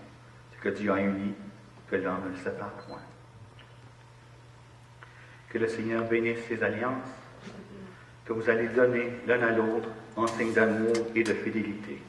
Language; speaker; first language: French; native; French